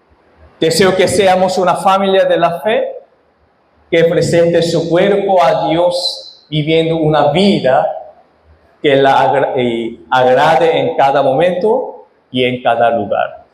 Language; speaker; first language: Spanish; non-native, fluent; Korean